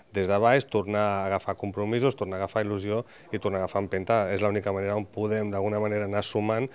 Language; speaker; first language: Catalan; native; Catalan